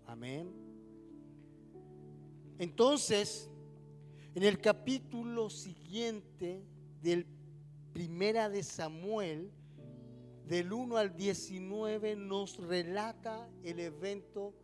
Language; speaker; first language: Spanish; native; Spanish